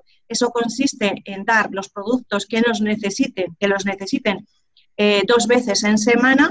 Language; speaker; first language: Spanish; native; Spanish